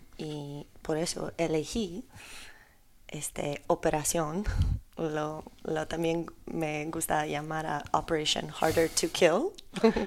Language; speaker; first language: Spanish; non-native, learner; Polish